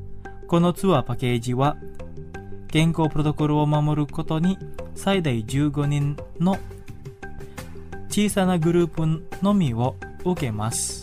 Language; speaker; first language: Japanese; non-native, fluent; Indonesian